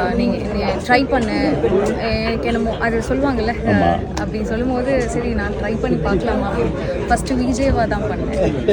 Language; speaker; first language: Tamil; non-native, local second language; Malayalam